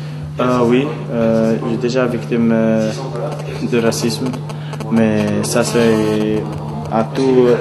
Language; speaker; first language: French; non-native, learner; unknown